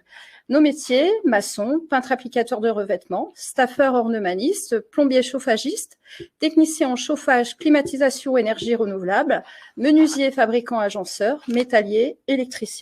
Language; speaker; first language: French; native; French